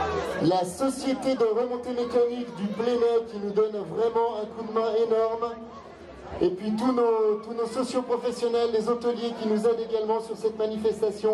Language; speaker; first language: French; native; French